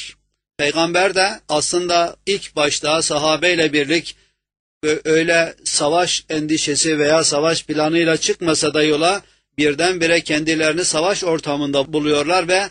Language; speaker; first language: Turkish; native; Turkish